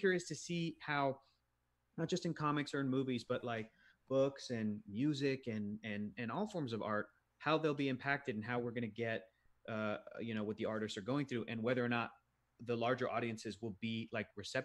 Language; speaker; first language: English; native; English